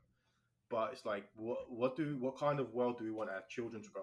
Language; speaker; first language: English; native; English